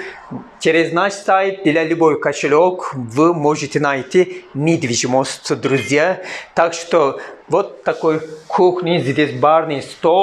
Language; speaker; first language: Russian; non-native, learner; Turkish